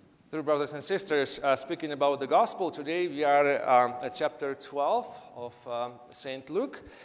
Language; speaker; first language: English; non-native, fluent; Ukrainian